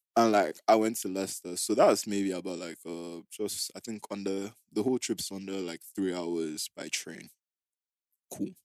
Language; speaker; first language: English; non-native, local second language; Igbo